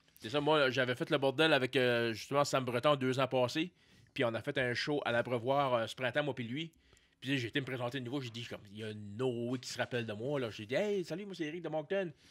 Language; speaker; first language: French; native; French